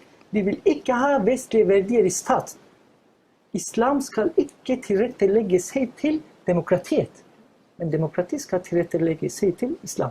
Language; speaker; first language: Norwegian; non-native, fluent; Turkish